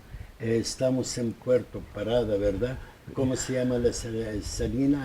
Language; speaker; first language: Spanish; non-native, fluent; Arabic